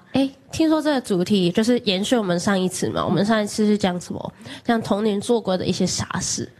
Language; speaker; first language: Chinese; non-native, local second language; Cantonese